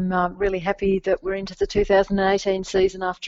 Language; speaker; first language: English; native; English